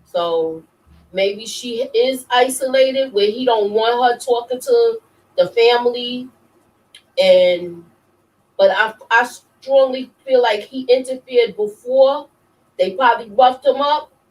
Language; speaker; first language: English; native; English